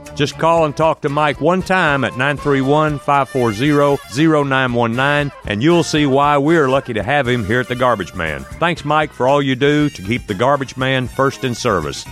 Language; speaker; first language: English; native; English